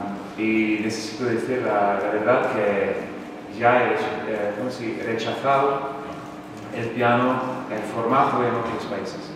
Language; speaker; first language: Spanish; non-native, fluent; English